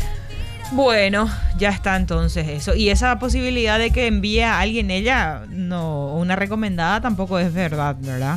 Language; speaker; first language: Spanish; native; Spanish